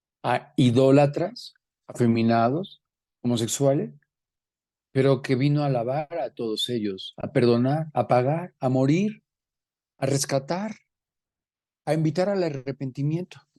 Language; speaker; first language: Spanish; native; Spanish